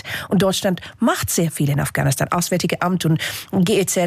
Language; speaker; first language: German; non-native, fluent; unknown